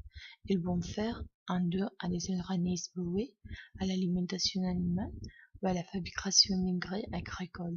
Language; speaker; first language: French; non-native, learner; Spanish